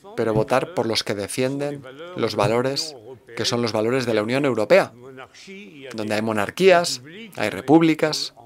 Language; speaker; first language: Spanish; non-native, fluent; German